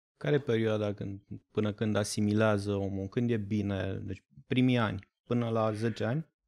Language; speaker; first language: Romanian; native; Romanian